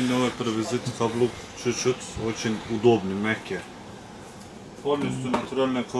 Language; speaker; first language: Russian; non-native, local second language; Turkish